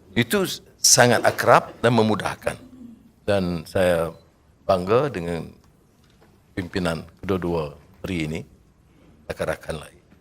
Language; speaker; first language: Malay; native; Malay